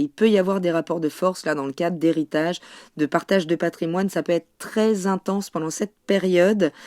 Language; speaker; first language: French; native; French